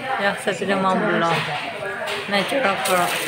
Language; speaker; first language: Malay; non-native, fluent; Filipino